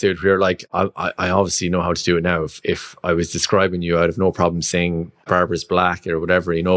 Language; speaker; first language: English; native; English